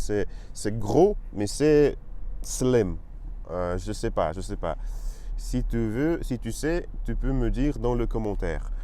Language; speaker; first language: French; non-native, learner; Russian